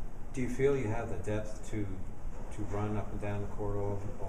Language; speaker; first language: English; native; English